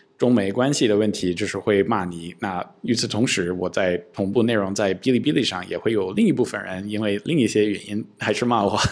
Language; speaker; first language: Chinese; non-native, fluent; English